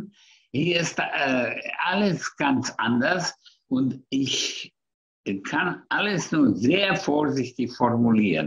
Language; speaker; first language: German; non-native, fluent; Hungarian